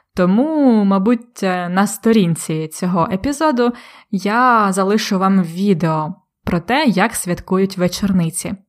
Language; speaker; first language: Ukrainian; native; Ukrainian